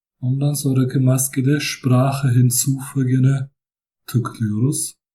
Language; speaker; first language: Turkish; early bilingual, other home language; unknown